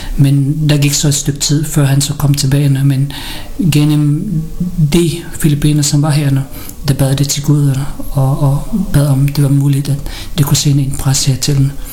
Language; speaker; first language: Danish; early bilingual, other home language; Filipino